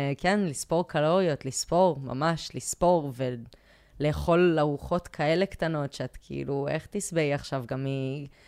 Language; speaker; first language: Hebrew; early bilingual, other home language; English